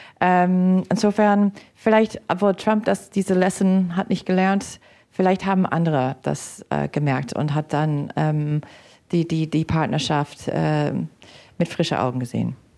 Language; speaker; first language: German; non-native, fluent; English